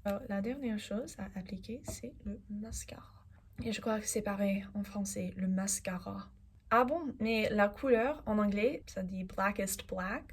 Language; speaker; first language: French; non-native, fluent; English